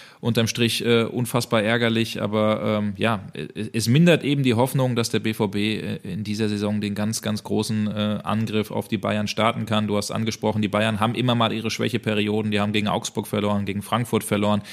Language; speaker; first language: German; native; German